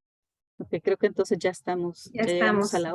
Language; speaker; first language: Spanish; native; Spanish